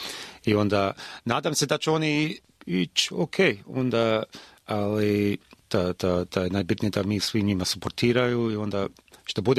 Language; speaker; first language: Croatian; early bilingual, heritage; Croatian